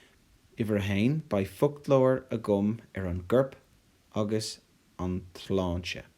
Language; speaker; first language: Irish; non-native, local second language; English